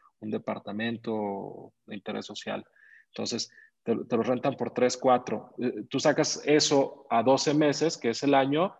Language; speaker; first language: Spanish; native; Spanish